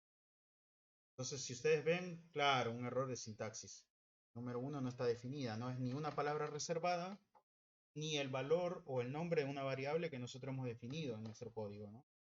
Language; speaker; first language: Spanish; native; Spanish